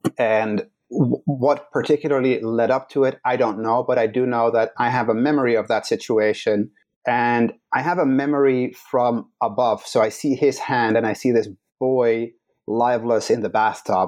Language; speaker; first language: English; non-native, fluent; Dutch